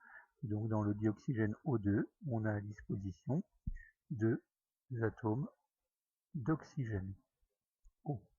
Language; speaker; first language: French; native; French